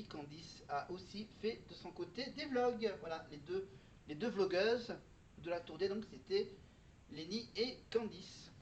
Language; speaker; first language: French; native; French